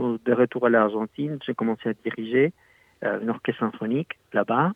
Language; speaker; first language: French; non-native, fluent; Spanish